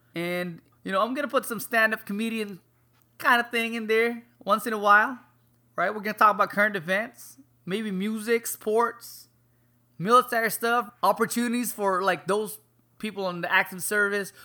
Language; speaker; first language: English; non-native, local second language; Filipino